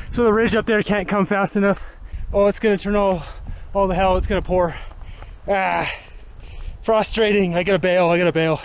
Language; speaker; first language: English; native; English